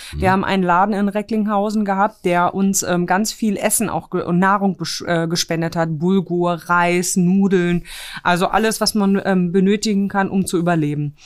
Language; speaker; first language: German; early bilingual, other home language; Polish